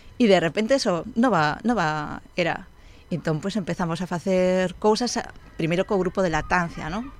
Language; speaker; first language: Galician; non-native, local second language; Spanish